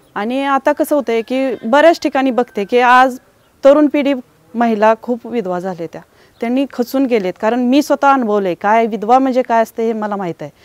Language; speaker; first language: Marathi; native; Marathi